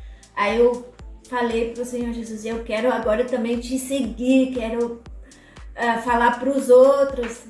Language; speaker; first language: Portuguese; non-native, fluent; German